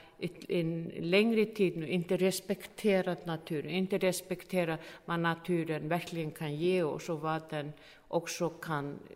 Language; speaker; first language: Swedish; non-native, fluent; Icelandic